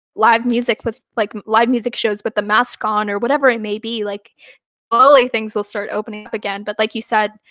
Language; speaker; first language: English; non-native, fluent; Punjabi